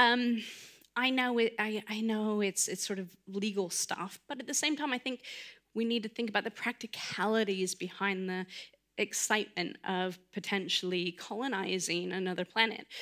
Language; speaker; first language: English; native; English